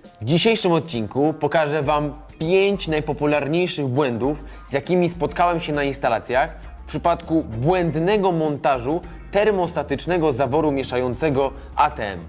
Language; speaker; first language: Polish; native; Polish